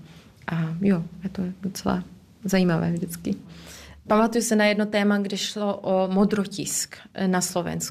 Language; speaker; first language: Czech; early bilingual, heritage; Czech